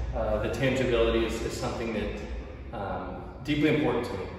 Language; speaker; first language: English; native; English